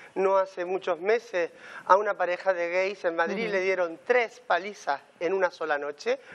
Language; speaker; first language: Spanish; native; Spanish